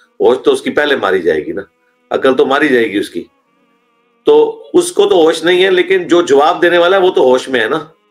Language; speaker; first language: Urdu; non-native, local second language; Punjabi